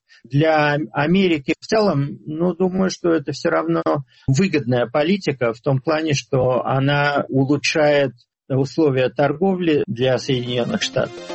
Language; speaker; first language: Russian; native; Russian